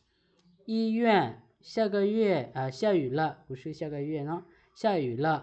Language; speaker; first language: Chinese; non-native, fluent; Lao